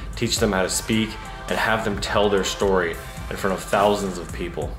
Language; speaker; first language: English; native; English